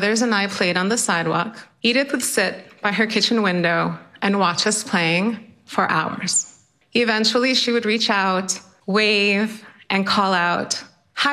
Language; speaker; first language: English; early bilingual, other home language; Spanish